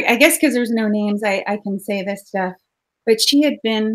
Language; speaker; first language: English; native; English